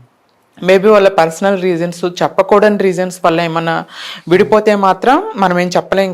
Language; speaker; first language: Telugu; native; Telugu